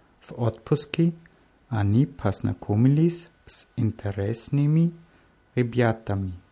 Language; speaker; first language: Russian; non-native, learner; German